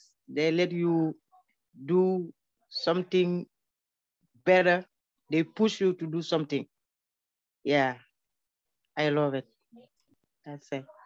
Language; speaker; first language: English; non-native, learner; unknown